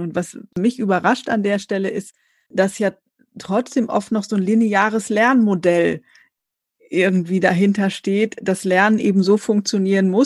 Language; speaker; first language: German; native; German